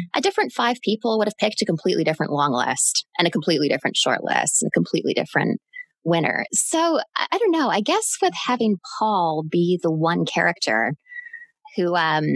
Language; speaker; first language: English; native; English